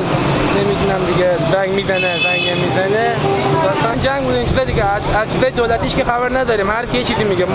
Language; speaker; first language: Persian; native; Persian